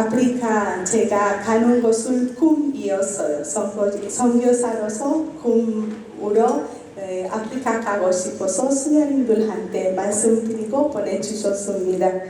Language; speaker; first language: Korean; non-native, learner; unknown